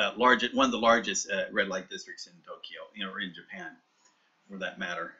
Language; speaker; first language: English; native; English